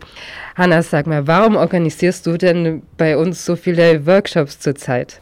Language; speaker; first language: German; native; German